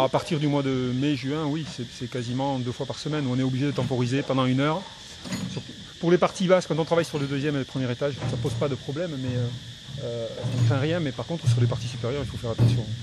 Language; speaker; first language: French; native; French